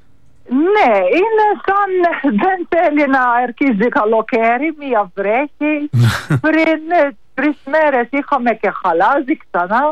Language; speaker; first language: Greek; non-native, learner; Maltese